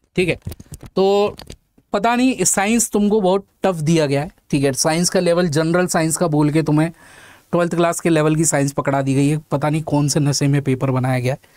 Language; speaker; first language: Hindi; native; Hindi